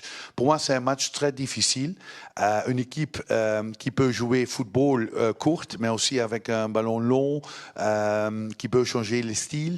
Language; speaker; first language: French; non-native, learner; Dutch